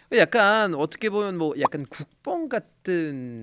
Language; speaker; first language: Korean; non-native, fluent; French